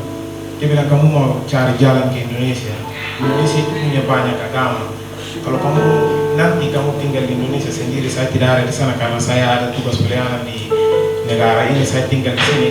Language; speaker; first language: Indonesian; non-native, learner; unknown